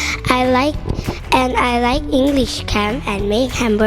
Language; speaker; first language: English; non-native, learner; Thai